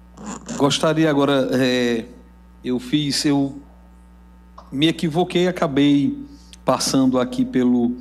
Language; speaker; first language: Portuguese; native; Portuguese